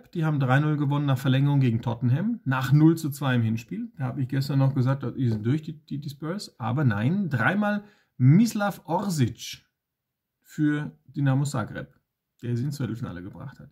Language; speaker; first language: German; native; German